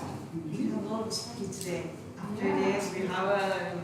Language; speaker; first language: English; non-native, learner; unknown